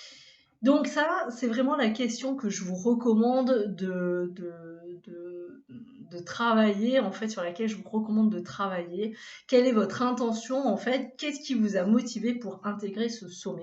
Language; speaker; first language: French; native; French